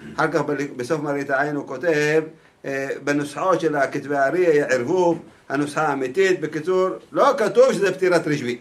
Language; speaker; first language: Hebrew; native; Hebrew